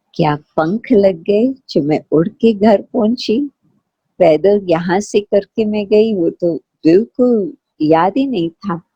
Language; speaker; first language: Hindi; non-native, fluent; Sindhi